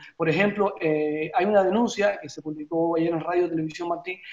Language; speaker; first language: Spanish; native; Spanish